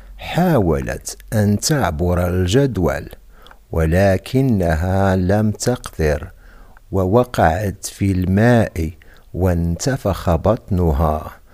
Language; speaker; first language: Arabic; non-native, fluent; Indonesian